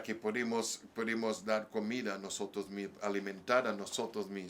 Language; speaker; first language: Spanish; non-native, learner; English